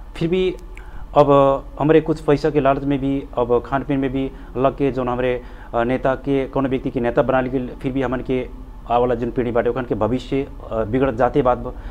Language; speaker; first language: Bhojpuri; native; Bhojpuri